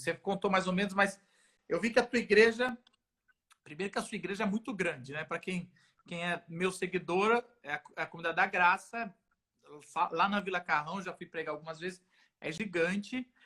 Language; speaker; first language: Portuguese; native; Portuguese